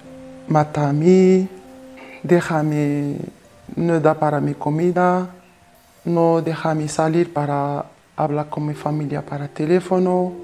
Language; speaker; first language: Spanish; non-native, learner; French